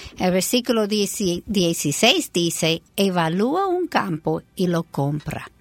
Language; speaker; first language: Spanish; non-native, fluent; English